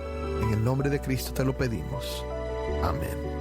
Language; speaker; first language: Spanish; native; Spanish